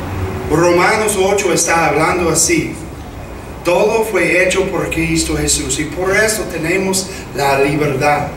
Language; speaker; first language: Spanish; non-native, fluent; English